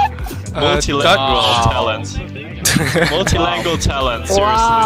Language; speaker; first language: English; non-native, fluent; German